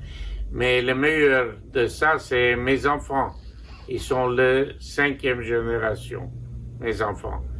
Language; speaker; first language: French; non-native, local second language; Armenian